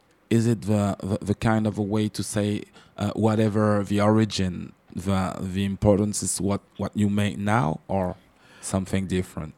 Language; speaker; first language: English; non-native, learner; French